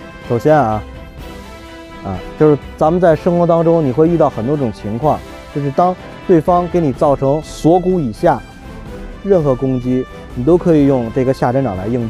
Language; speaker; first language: Chinese; native; Chinese